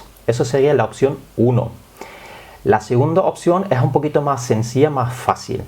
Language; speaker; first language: Spanish; non-native, fluent; German